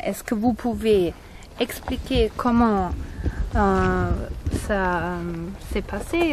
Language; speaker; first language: French; non-native, learner; German